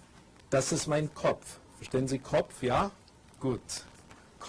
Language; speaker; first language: German; non-native, fluent; English